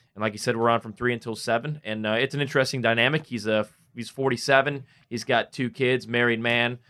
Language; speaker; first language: English; native; English